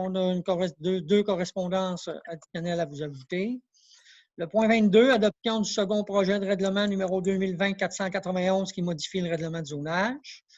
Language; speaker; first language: French; native; French